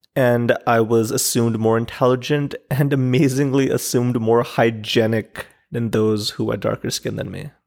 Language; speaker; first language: English; non-native, local second language; Urdu